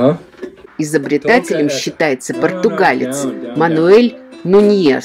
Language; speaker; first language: Russian; native; Russian